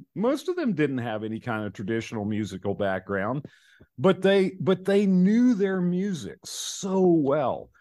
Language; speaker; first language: English; native; English